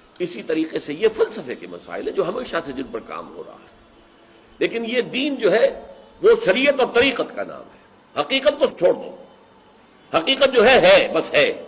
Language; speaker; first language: Urdu; native; Urdu